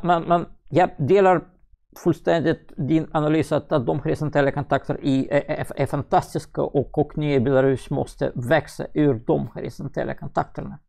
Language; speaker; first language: Swedish; non-native, fluent; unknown